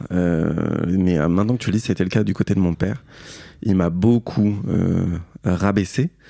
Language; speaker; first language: French; native; French